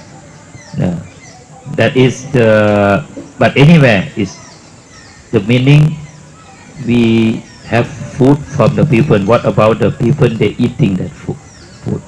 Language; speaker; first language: English; non-native, learner; Thai